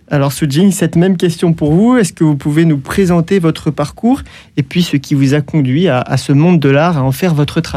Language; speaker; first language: French; native; French